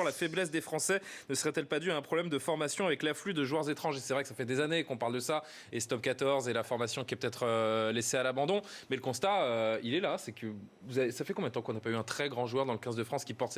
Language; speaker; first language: French; native; French